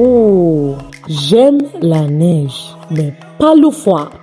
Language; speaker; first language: French; non-native, fluent; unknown